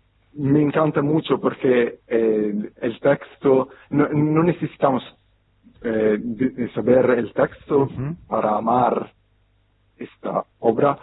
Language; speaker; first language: Spanish; non-native, fluent; Italian